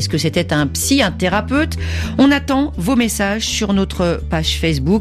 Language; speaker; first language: French; native; French